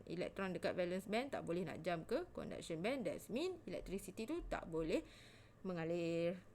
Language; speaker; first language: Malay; native; Malay